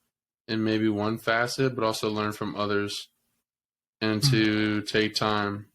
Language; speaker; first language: English; native; English